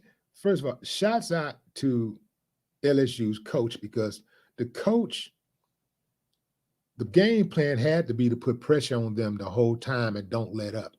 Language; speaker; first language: English; native; English